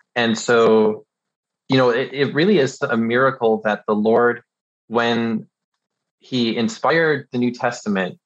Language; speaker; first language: English; early bilingual, other home language; German